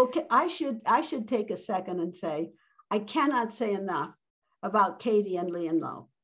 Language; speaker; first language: English; early bilingual, other home language; Spanish